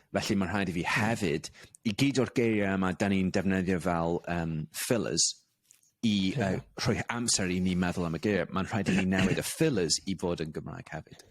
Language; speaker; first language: Welsh; non-native, local second language; English